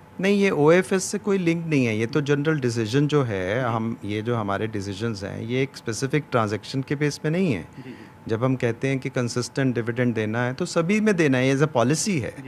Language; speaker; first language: Hindi; native; Hindi